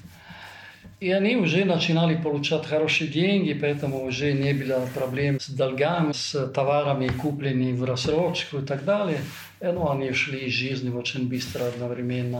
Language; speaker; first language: Russian; non-native, fluent; Italian